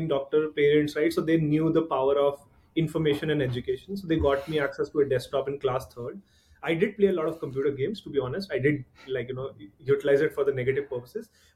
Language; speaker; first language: English; non-native, local second language; Hindi